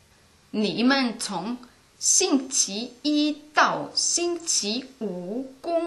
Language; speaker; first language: Chinese; non-native, learner; German